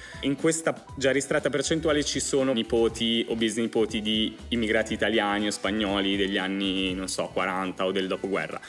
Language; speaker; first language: Italian; native; Italian